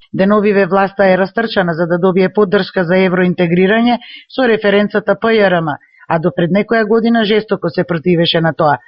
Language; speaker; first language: Macedonian; native; Macedonian